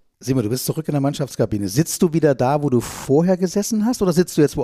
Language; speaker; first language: German; native; German